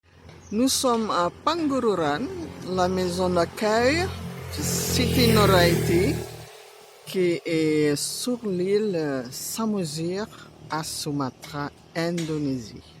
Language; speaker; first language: French; non-native, learner; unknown